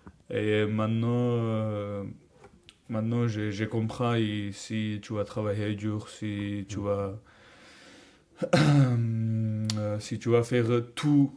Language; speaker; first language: French; non-native, learner; Georgian